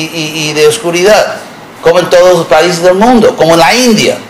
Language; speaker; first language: Spanish; non-native, fluent; English